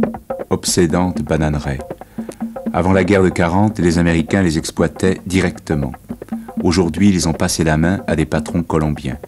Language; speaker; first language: French; native; French